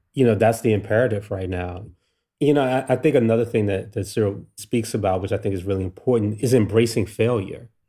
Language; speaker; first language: English; native; English